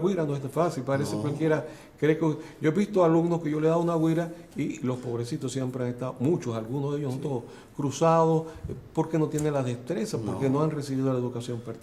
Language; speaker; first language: Spanish; native; Spanish